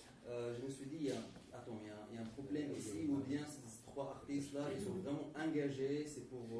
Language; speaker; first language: French; non-native, fluent; Arabic